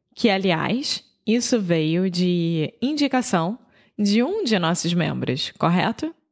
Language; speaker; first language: Portuguese; native; Portuguese